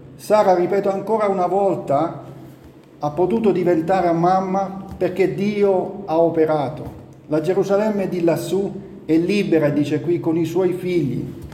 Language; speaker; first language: Italian; native; Italian